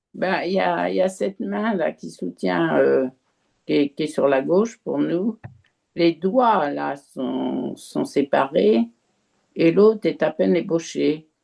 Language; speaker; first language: French; native; French